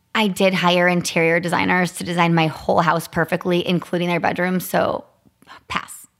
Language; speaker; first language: English; native; English